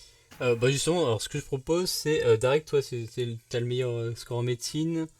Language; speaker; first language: French; native; French